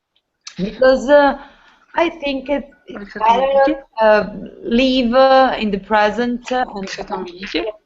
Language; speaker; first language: English; non-native, learner; Italian